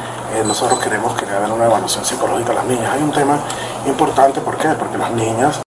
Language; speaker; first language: Spanish; native; Spanish